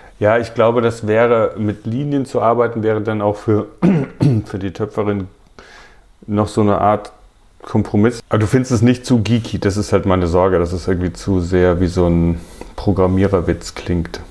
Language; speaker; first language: German; native; German